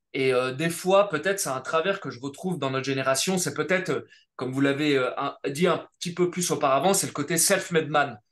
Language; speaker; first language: French; native; French